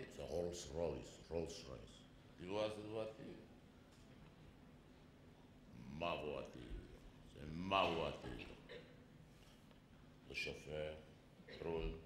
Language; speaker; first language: French; non-native, fluent; Czech